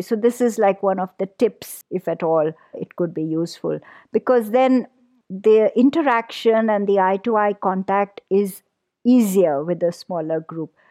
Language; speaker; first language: English; non-native, local second language; Punjabi